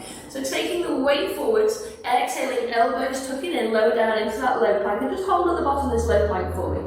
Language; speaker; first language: English; native; English